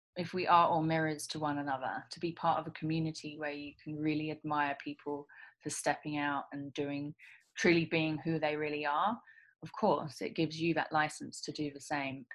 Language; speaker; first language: English; native; English